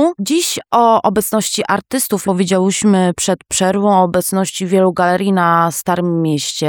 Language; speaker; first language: Polish; native; Polish